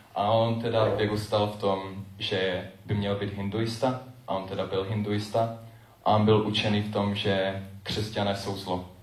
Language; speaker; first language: Czech; native; Czech